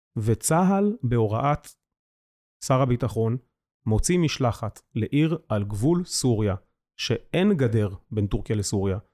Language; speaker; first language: Hebrew; native; Hebrew